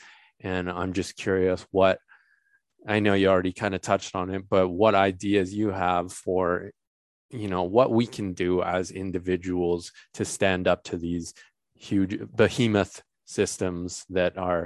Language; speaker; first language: English; native; English